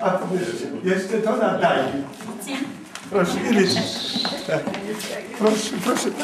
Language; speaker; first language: Polish; early bilingual, heritage; Polish